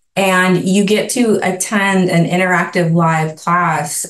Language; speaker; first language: English; native; English